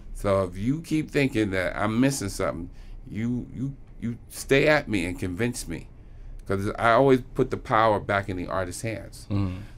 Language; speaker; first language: English; native; English